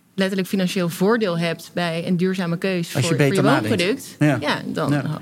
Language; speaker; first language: Dutch; native; Dutch